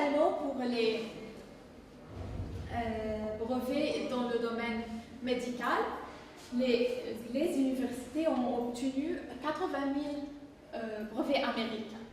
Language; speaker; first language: French; non-native, fluent; English